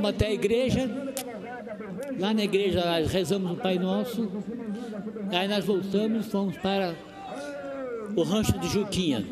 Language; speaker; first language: Portuguese; native; Portuguese